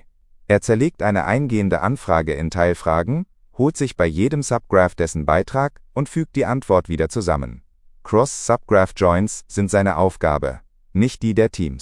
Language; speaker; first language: German; native; German